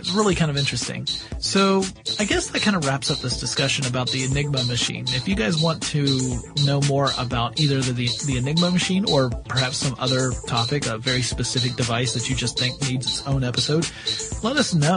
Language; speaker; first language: English; native; English